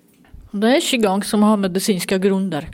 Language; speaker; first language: Swedish; non-native, fluent; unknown